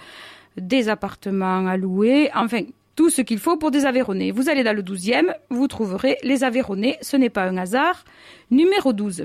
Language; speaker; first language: French; native; French